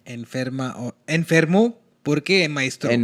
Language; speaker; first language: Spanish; non-native, learner; Hindi